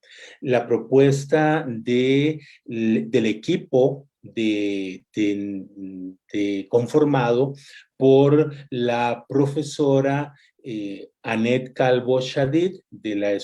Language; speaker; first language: Spanish; native; Spanish